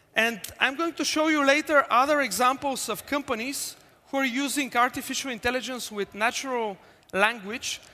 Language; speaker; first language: English; non-native, fluent; Bulgarian